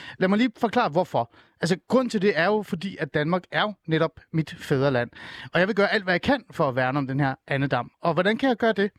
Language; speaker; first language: Danish; early bilingual, other home language; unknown